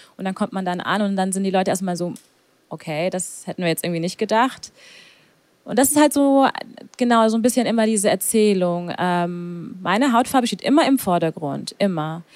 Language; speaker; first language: German; native; German